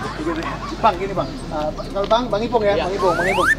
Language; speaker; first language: Indonesian; native; Indonesian